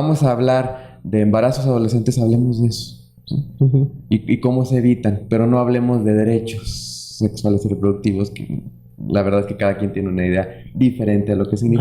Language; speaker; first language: Spanish; native; Spanish